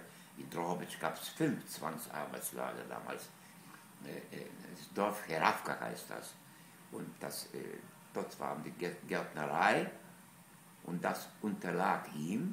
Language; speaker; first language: German; non-native, fluent; Polish